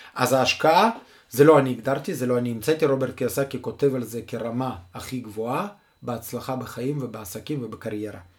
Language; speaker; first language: Hebrew; non-native, fluent; Russian